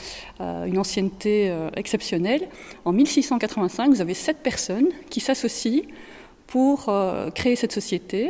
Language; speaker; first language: French; native; French